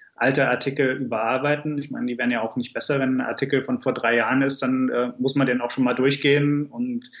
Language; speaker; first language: German; native; German